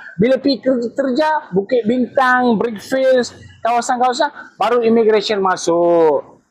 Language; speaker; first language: Malay; non-native, local second language; Tamil